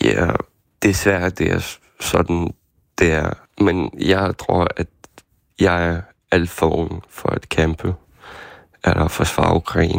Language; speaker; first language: Danish; non-native, fluent; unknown